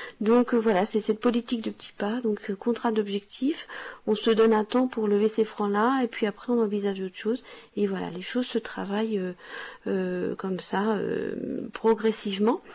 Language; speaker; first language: French; native; French